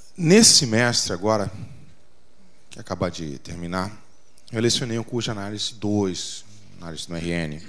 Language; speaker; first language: Portuguese; native; Portuguese